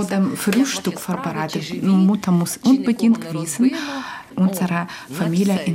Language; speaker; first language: German; non-native, learner; Ukrainian